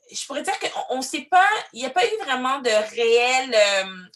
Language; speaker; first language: French; early bilingual, other home language; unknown